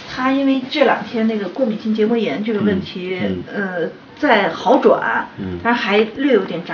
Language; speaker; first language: Chinese; native; Chinese